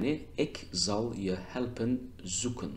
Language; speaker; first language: Dutch; non-native, learner; Turkish